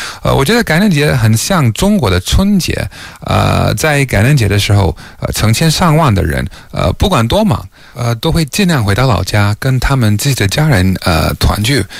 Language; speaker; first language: Chinese; non-native, fluent; English